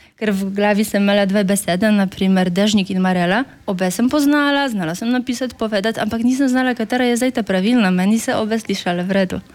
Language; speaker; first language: Slovenian; non-native, fluent; Polish